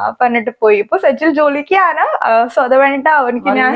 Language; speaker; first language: Malayalam; non-native, learner; Hindi